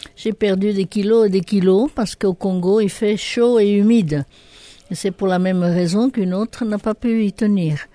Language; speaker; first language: French; native; French